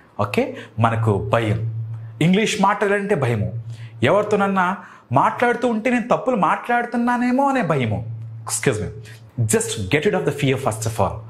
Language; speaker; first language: Telugu; native; Telugu